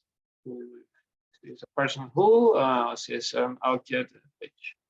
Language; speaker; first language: English; non-native, learner; Spanish